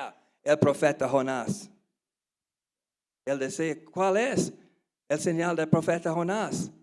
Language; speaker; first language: Spanish; non-native, learner; English